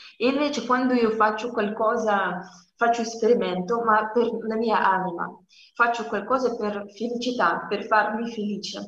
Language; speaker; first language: Italian; non-native, learner; Russian